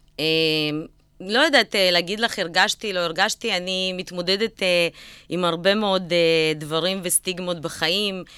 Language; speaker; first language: Hebrew; early bilingual, other home language; Russian